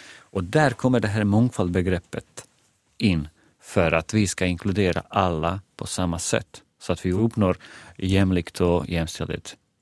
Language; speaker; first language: Swedish; non-native, fluent; Bosnian